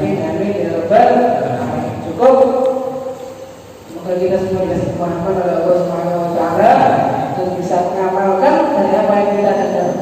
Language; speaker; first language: Indonesian; native; Indonesian